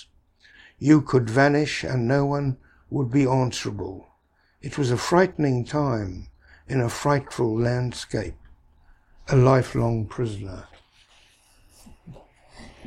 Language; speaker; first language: English; native; English